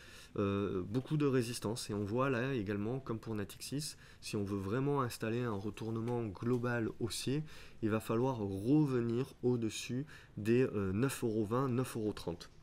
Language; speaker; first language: French; native; French